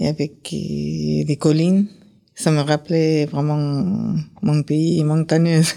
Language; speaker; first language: French; non-native, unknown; Kyrgyz